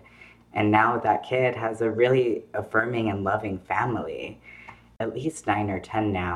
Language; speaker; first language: English; native; English